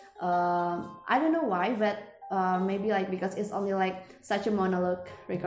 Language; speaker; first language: English; non-native, learner; Indonesian